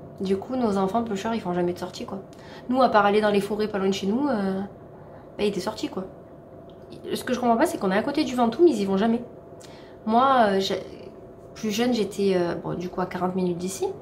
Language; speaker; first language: French; native; French